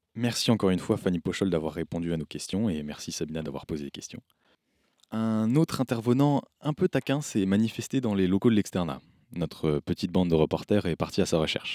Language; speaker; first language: French; native; French